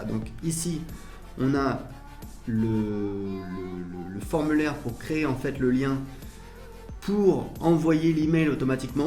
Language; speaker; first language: French; native; French